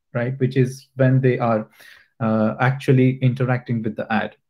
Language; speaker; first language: English; non-native, local second language; Hindi